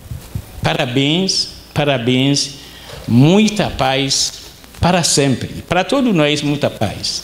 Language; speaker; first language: Portuguese; non-native, fluent; Arabic